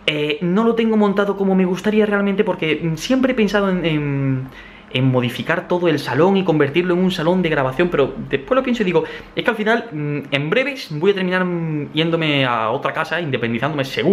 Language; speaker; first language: Spanish; native; Spanish